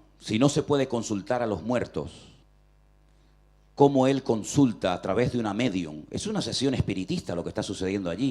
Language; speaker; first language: Spanish; native; Spanish